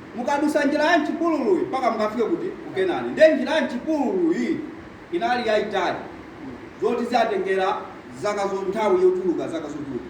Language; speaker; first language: Nyanja; non-native, local second language; Tumbuka